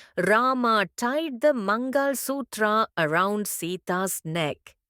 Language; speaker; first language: English; non-native, local second language; Tamil